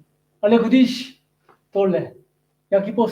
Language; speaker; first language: Czech; non-native, learner; Korean